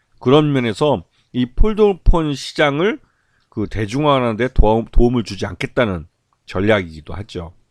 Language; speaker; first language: Korean; native; Korean